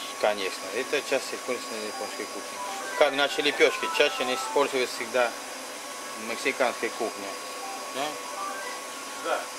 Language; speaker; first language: Russian; non-native, learner; Spanish